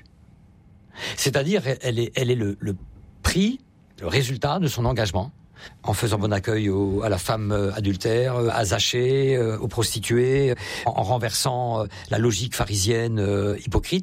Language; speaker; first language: French; native; French